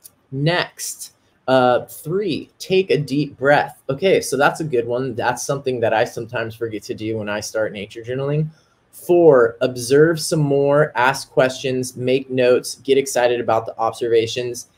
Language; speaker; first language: English; native; English